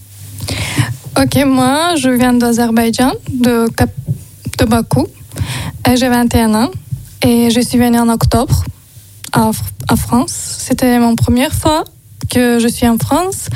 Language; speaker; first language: French; non-native, learner; Azerbaijani